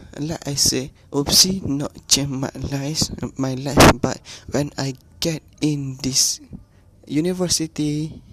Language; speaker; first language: English; non-native, learner; Malay